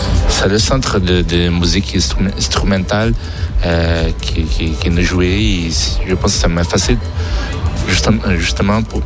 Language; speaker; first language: French; non-native, learner; Portuguese